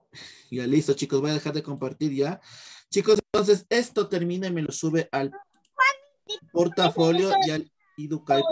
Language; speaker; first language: Spanish; native; Spanish